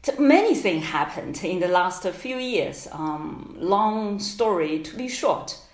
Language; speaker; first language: English; non-native, fluent; Chinese